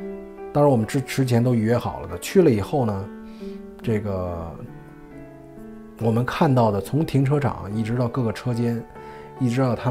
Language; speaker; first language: Chinese; native; Chinese